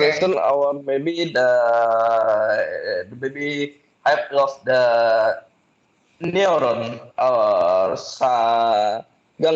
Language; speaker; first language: English; non-native, learner; Indonesian